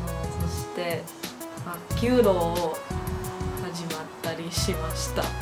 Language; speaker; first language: Japanese; non-native, learner; English